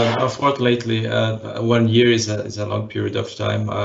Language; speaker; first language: English; non-native, fluent; Portuguese